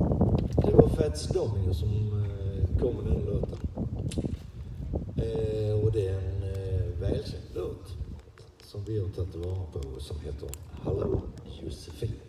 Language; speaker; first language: Swedish; native; Swedish